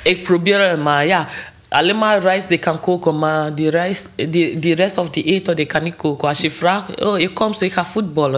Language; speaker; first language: Dutch; non-native, learner; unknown